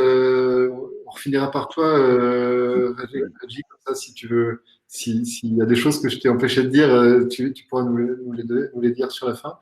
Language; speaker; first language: French; native; French